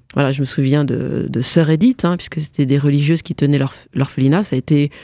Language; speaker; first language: French; early bilingual, other home language; Morisyen